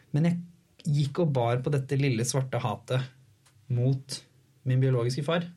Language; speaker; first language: Norwegian; native; Norwegian